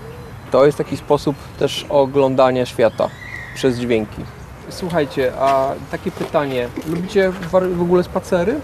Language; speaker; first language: Polish; native; Polish